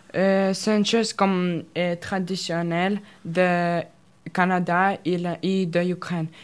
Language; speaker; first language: French; non-native, learner; Russian